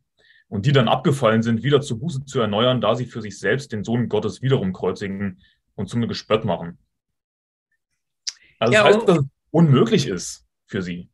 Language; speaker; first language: German; native; German